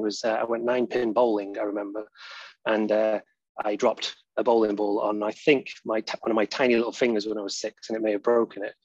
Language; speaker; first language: English; native; English